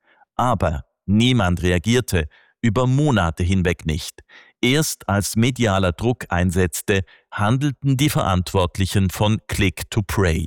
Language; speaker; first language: German; native; German